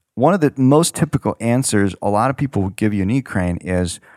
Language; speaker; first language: English; non-native, fluent; Ukrainian